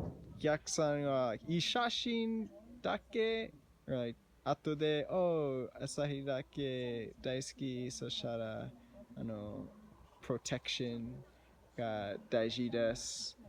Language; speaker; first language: Japanese; non-native, learner; English